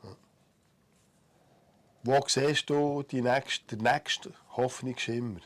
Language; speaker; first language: German; native; German